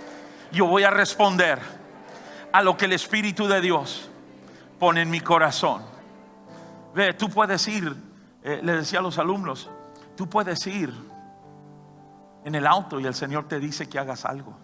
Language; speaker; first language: Spanish; native; Spanish